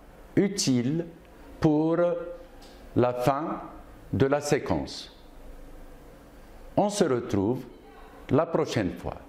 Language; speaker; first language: French; non-native, local second language; Arabic